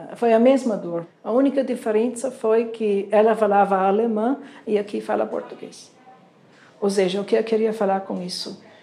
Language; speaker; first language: Portuguese; non-native, fluent; German